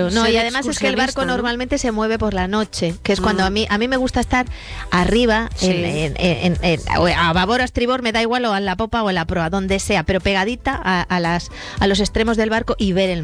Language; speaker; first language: Spanish; native; Spanish